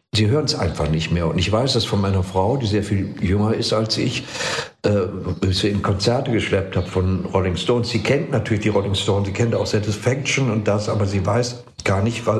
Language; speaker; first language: German; non-native, fluent; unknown